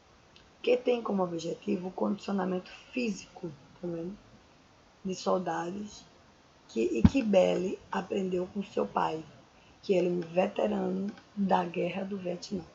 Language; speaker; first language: Portuguese; native; Portuguese